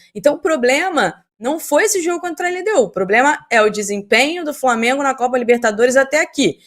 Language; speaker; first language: Portuguese; native; Portuguese